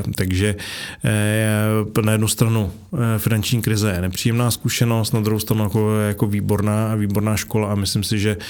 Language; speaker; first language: Czech; native; Czech